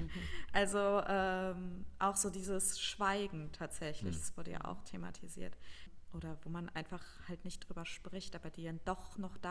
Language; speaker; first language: German; native; German